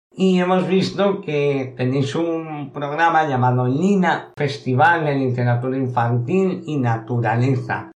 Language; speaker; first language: Spanish; native; Spanish